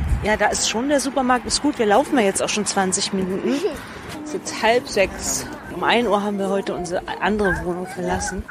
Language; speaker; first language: German; native; German